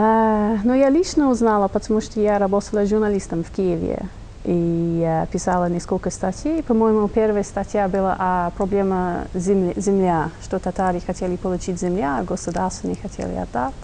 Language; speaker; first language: Russian; non-native, fluent; English